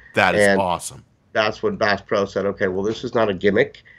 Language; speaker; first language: English; native; English